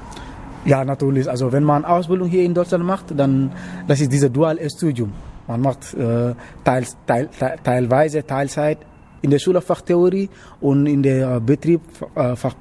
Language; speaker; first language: German; non-native, learner; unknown